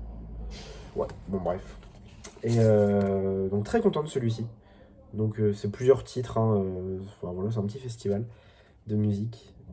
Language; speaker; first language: French; native; French